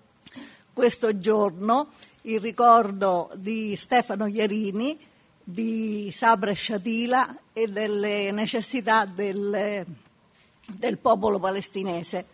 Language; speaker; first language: Italian; native; Italian